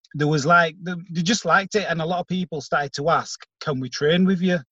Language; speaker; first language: English; native; English